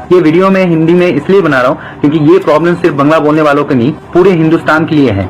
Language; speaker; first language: Hindi; non-native, fluent; Bangla